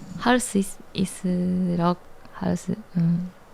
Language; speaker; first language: Korean; non-native, learner; Japanese